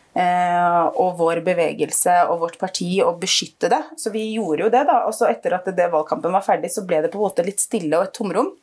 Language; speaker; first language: Norwegian; early bilingual, other home language; Arabic